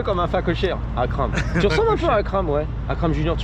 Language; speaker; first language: French; native; French